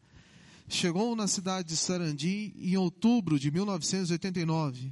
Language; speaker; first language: Portuguese; native; Portuguese